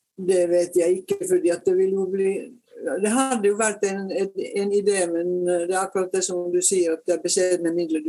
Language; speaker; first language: Norwegian; non-native, fluent; Finnish